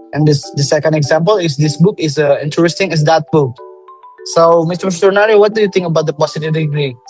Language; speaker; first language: English; non-native, learner; Indonesian